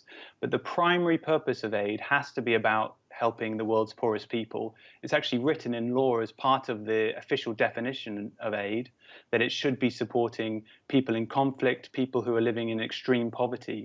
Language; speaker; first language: English; native; English